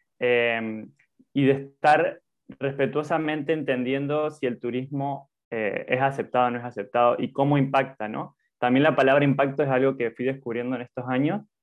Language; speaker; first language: Spanish; native; Spanish